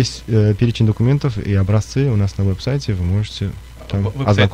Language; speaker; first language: Russian; non-native, local second language; Uzbek